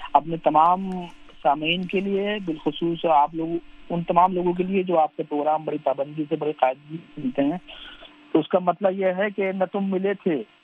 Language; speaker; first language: Urdu; native; Urdu